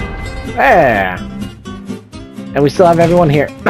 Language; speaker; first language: English; native; English